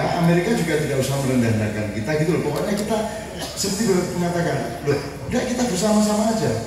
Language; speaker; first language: Indonesian; native; Indonesian